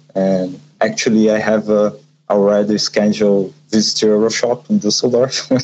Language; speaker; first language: English; non-native, learner; Portuguese